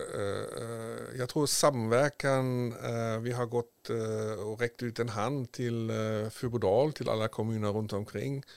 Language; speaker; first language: Swedish; native; Swedish